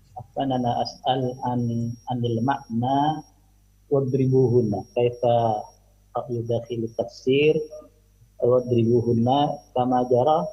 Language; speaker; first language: Arabic; non-native, fluent; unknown